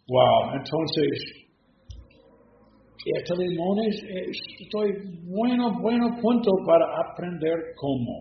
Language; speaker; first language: Spanish; non-native, learner; English